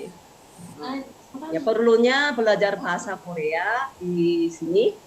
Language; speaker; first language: Indonesian; non-native, fluent; Korean